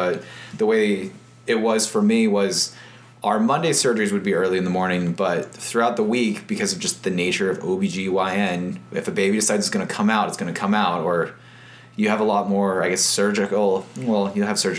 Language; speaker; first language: English; native; English